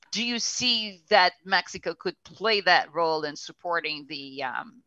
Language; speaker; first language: English; non-native, fluent; Portuguese